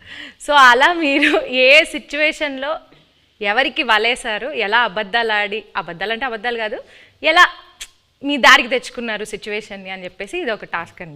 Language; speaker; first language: Telugu; native; Telugu